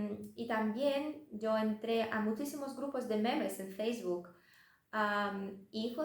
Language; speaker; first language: Spanish; non-native, fluent; Russian